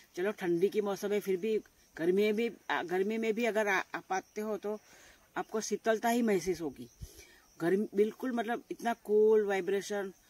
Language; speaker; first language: Hindi; non-native, local second language; Gujarati